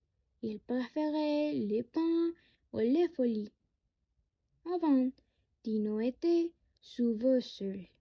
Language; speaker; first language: French; non-native, learner; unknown